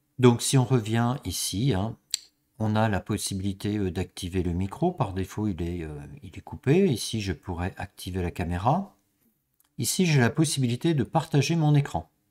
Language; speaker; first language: French; native; French